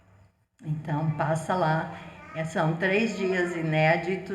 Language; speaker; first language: Portuguese; non-native, fluent; English